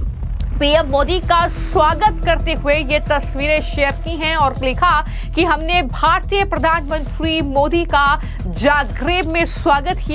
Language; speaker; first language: Hindi; native; Hindi